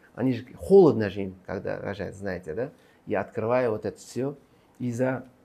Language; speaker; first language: Russian; non-native, local second language; Uzbek